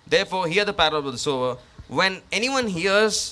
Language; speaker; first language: English; non-native, local second language; Tamil